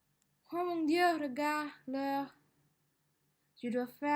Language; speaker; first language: French; non-native, learner; Indonesian